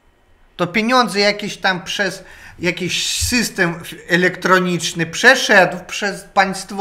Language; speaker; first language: Polish; non-native, learner; Russian